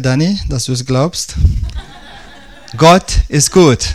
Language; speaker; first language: German; non-native, fluent; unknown